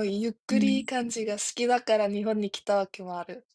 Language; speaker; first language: Japanese; non-native, fluent; Korean